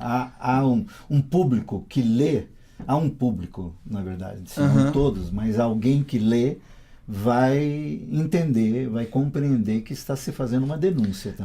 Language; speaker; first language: Portuguese; native; Portuguese